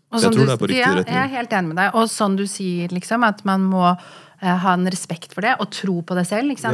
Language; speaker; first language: Norwegian; early bilingual, other home language; Kurdish